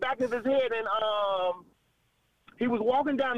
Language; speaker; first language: English; native; English